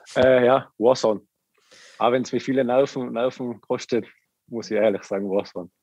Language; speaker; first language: German; native; German